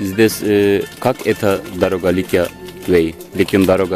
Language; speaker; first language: Russian; non-native, learner; Turkish